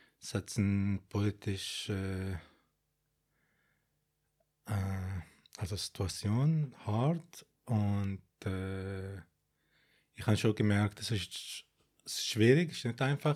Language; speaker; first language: German; non-native, fluent; Arabic